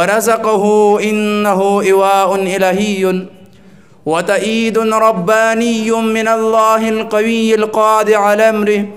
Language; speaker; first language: Arabic; non-native, fluent; Urdu